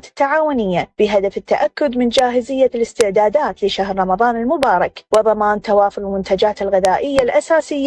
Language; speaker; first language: Arabic; native; Arabic